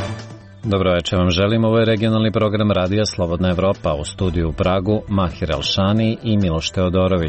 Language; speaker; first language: Croatian; native; Croatian